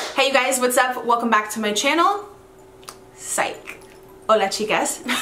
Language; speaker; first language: English; native; English